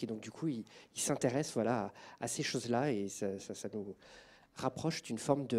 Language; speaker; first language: French; native; French